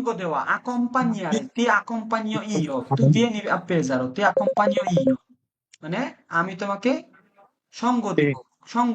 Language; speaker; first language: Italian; non-native, fluent; Bangla